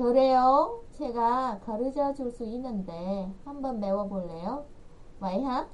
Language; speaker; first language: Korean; non-native, fluent; Vietnamese